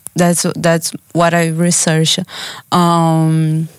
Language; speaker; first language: English; non-native, learner; Portuguese